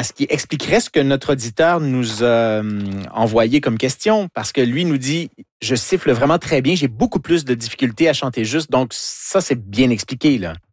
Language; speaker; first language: French; native; French